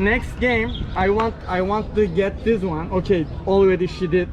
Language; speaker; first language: English; non-native, learner; Turkish